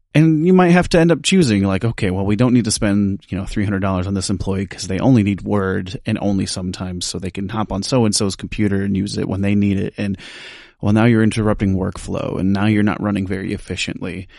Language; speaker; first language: English; native; English